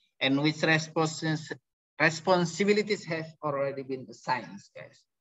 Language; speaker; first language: English; non-native, fluent; Indonesian